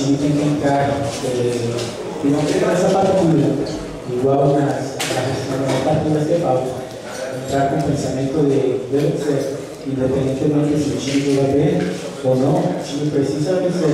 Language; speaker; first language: Portuguese; non-native, fluent; Spanish